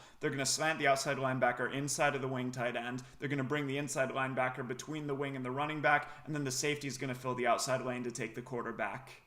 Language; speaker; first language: English; native; English